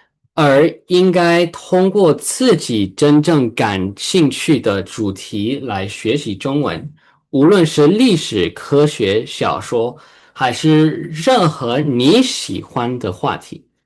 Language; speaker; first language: Chinese; early bilingual, heritage; Chinese